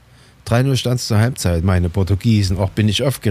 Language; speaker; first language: German; native; German